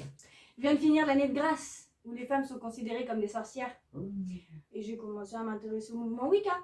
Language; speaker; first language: French; native; French